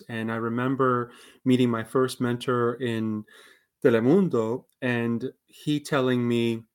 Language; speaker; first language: English; early bilingual, other home language; Spanish